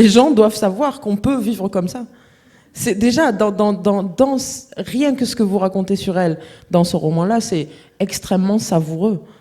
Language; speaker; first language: French; native; French